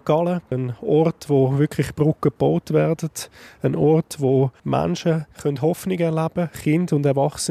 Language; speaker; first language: German; native; German